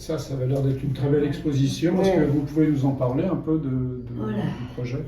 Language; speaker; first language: French; native; French